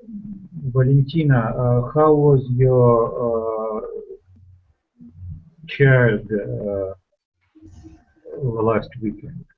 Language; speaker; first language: English; non-native, learner; Russian